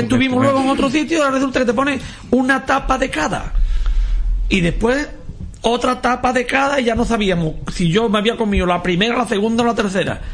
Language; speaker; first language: Spanish; native; Spanish